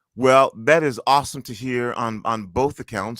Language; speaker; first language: English; native; English